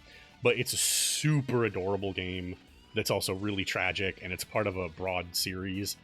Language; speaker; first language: English; native; English